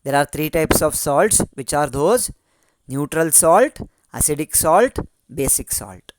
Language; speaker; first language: English; non-native, local second language; Kannada